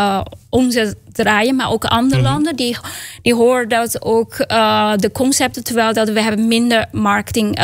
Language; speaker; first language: Dutch; non-native, fluent; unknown